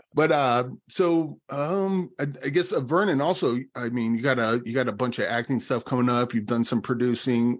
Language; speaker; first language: English; native; English